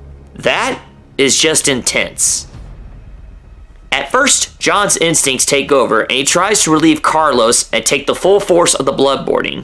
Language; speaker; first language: English; native; English